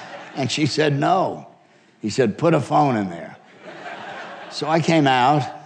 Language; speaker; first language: English; native; English